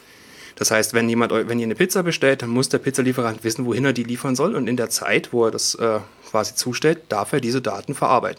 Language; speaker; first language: German; native; German